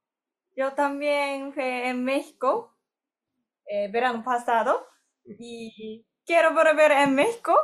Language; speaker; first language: Spanish; non-native, learner; Korean